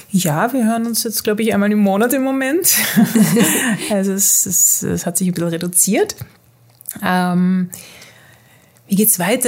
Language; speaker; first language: German; early bilingual, heritage; German